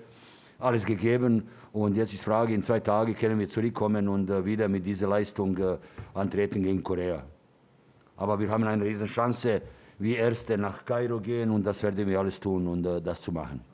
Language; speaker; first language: German; non-native, fluent; Russian